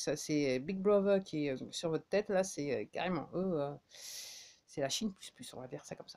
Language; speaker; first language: French; native; French